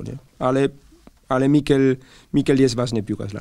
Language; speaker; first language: Polish; non-native, learner; Spanish